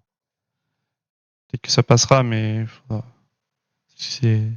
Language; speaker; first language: French; native; French